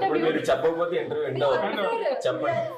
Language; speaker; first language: Telugu; native; Telugu